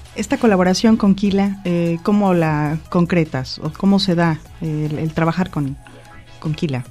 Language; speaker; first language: Spanish; native; Spanish